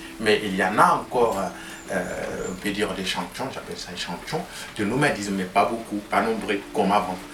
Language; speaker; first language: French; non-native, local second language; Tamasheq